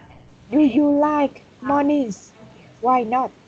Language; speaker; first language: English; non-native, learner; Vietnamese